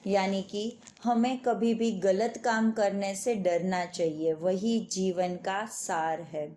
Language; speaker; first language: Hindi; non-native, local second language; Gujarati